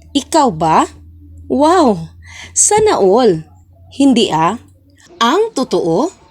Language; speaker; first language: Filipino; non-native, local second language; Cebuano